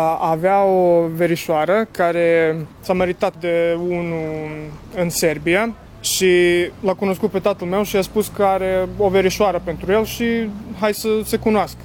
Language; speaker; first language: Romanian; early bilingual, heritage; Romanian